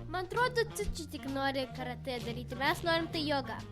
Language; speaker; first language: Lithuanian; early bilingual, heritage; Lithuanian